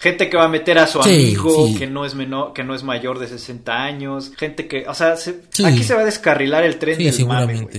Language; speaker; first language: Spanish; native; Spanish